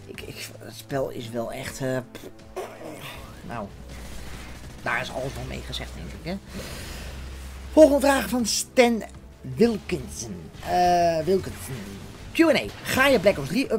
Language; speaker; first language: Dutch; native; Dutch